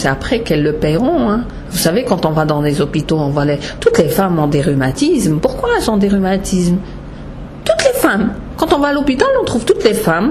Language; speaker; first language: French; non-native, local second language; Arabic